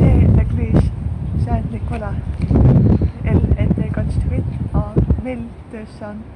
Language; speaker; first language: French; non-native, learner; Estonian